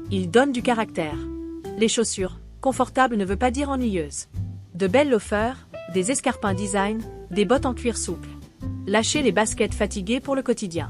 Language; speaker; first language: French; native; French